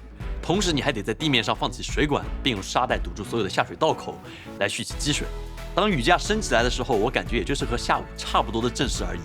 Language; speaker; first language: Chinese; native; Chinese